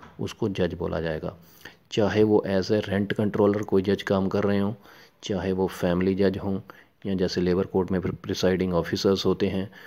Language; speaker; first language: Hindi; non-native, local second language; Punjabi